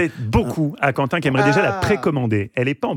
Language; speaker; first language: French; native; French